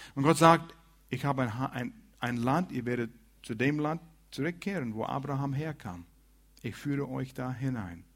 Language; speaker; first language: German; non-native, fluent; English